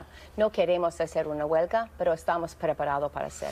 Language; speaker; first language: Spanish; non-native, fluent; English